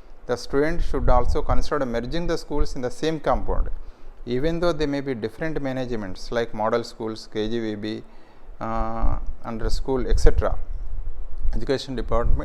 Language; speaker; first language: English; non-native, local second language; Telugu